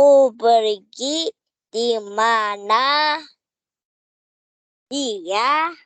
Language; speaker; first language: Indonesian; non-native, learner; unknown